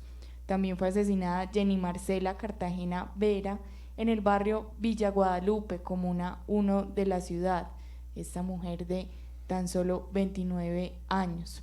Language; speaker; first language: Spanish; native; Spanish